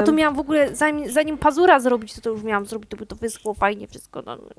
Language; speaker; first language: Polish; native; Polish